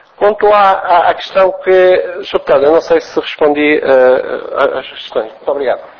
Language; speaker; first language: Portuguese; native; Portuguese